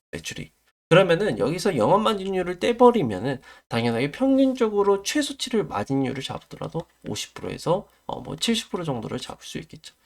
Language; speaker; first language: Korean; native; Korean